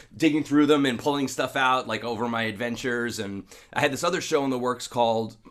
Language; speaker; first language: English; native; English